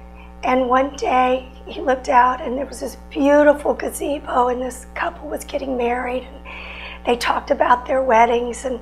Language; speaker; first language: English; native; English